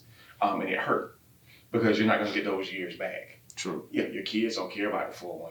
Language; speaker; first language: English; native; English